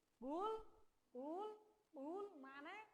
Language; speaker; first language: Arabic; non-native, fluent; Bangla